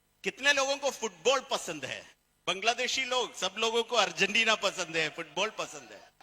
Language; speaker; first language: Hindi; non-native, fluent; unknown